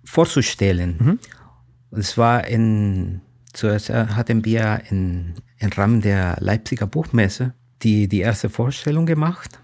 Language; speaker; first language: German; non-native, fluent; Spanish